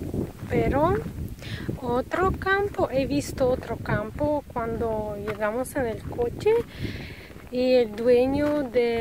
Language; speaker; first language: Spanish; non-native, learner; Russian